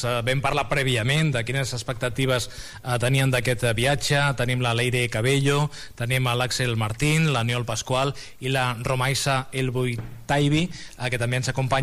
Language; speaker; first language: Catalan; native; Catalan